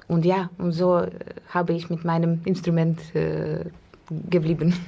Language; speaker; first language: German; non-native, learner; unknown